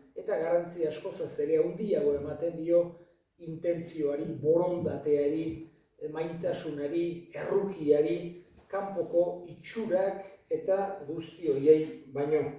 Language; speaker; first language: Basque; native; Basque